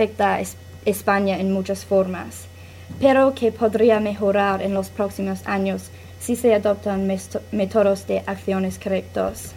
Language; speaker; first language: Spanish; non-native, learner; English